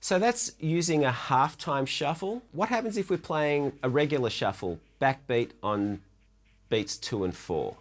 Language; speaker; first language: English; native; English